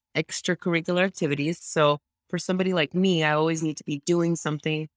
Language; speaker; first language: English; early bilingual, other home language; Russian